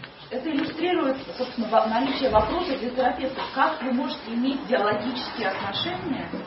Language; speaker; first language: Russian; native; Russian